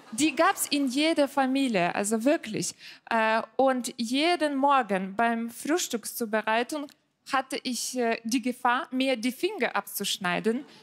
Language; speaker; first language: German; non-native, fluent; Ukrainian